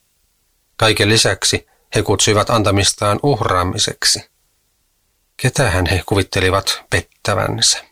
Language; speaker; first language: Finnish; native; Finnish